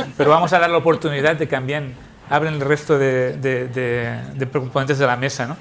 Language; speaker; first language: Spanish; non-native, local second language; Catalan